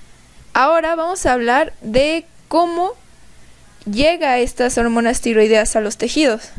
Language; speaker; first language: Spanish; native; Spanish